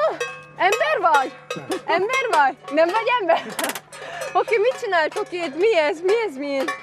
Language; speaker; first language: Hungarian; non-native, learner; Korean